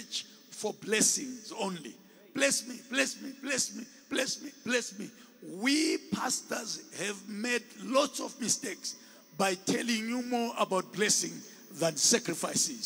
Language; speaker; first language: English; non-native, local second language; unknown